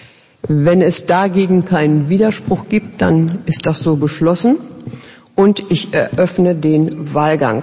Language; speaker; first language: German; native; German